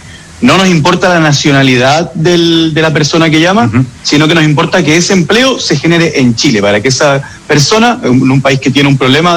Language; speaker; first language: Spanish; native; Spanish